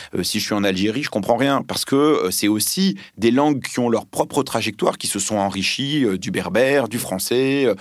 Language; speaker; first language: French; early bilingual, other home language; Arabic